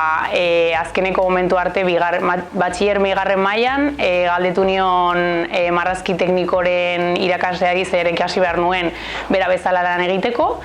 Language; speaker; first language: Basque; non-native, local second language; Spanish